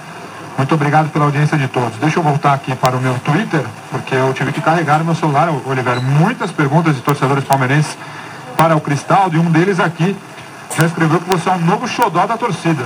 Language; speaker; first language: Portuguese; native; Portuguese